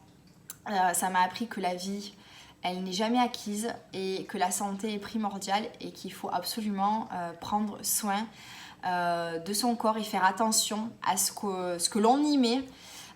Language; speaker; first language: French; native; French